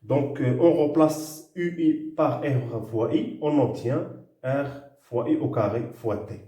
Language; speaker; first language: French; non-native, local second language; Arabic